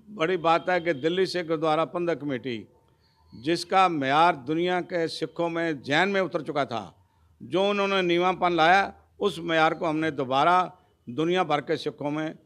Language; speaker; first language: Hindi; non-native, local second language; Punjabi